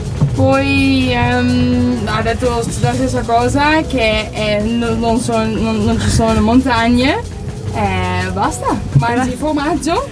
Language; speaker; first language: Italian; non-native, fluent; Dutch